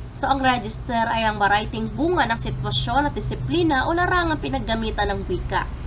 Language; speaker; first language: Filipino; native; Filipino